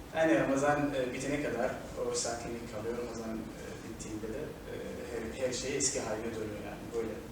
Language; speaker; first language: Turkish; non-native, fluent; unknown